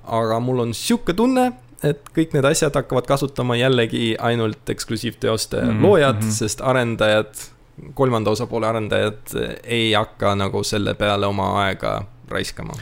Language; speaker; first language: Estonian; non-native, local second language; Russian